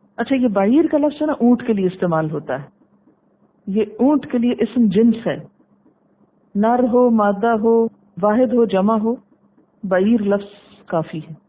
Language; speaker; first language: Urdu; native; Urdu